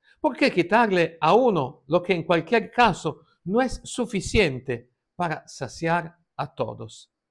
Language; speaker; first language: Spanish; non-native, fluent; Italian